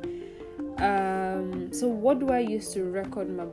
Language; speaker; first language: English; non-native, local second language; Igbo